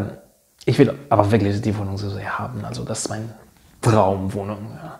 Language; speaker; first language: German; non-native, fluent; Arabic